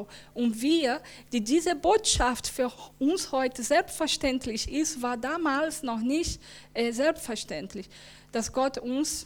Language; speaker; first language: German; non-native, learner; Portuguese